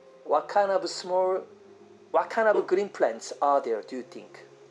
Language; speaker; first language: English; non-native, fluent; Korean